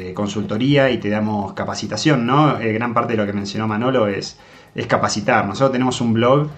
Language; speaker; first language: Spanish; native; Spanish